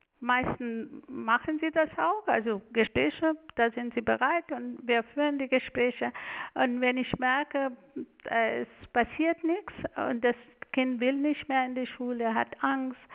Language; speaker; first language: German; non-native, fluent; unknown